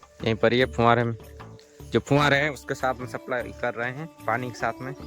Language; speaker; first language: Hindi; non-native, local second language; Marwari